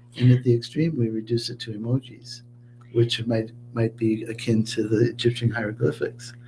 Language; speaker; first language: English; native; English